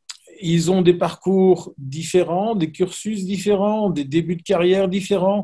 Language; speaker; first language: French; native; French